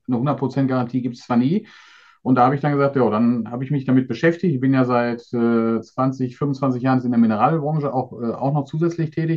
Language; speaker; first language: German; native; German